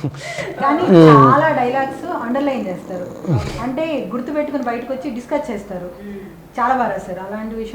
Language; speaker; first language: Telugu; native; Telugu